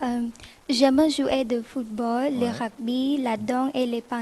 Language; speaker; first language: French; non-native, learner; Khmer